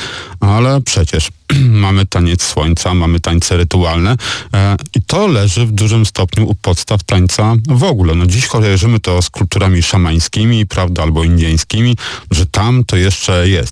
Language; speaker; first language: Polish; native; Polish